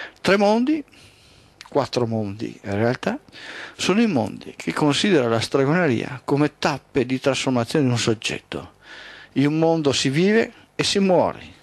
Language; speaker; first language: Italian; native; Italian